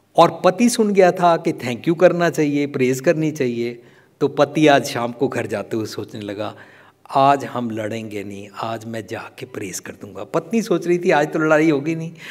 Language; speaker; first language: Hindi; non-native, local second language; Punjabi